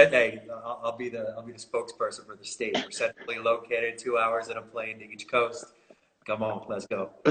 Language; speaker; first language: English; native; English